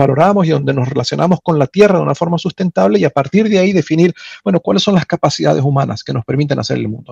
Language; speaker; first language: Spanish; native; Spanish